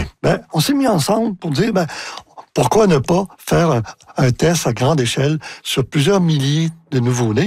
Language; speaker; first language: French; native; French